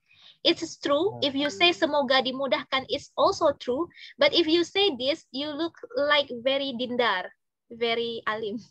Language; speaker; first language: English; non-native, fluent; Indonesian